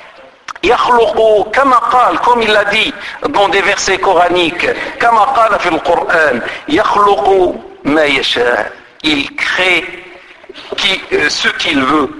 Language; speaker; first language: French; non-native, local second language; Arabic